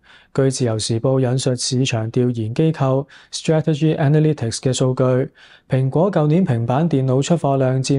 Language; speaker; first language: Cantonese; native; Cantonese